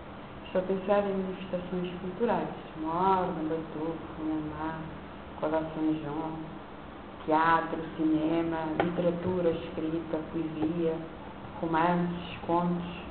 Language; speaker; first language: Portuguese; non-native, local second language; Kabuverdianu